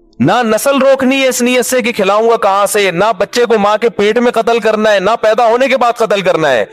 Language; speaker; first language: Urdu; native; Urdu